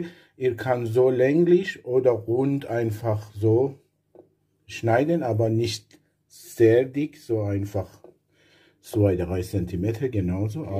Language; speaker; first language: German; non-native, learner; Persian